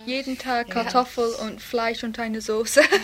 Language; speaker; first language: German; non-native, learner; English